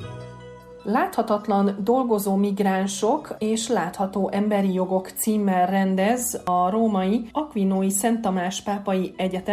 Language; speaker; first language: Hungarian; native; Hungarian